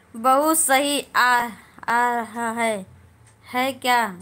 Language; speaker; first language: Hindi; native; Hindi